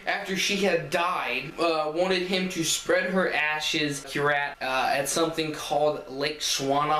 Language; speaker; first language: English; native; English